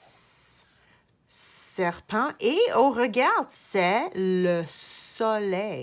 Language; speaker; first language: French; non-native, fluent; English